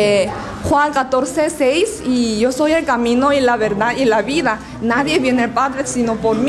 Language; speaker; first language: Spanish; non-native, learner; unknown